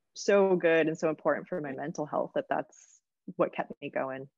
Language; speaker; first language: English; native; English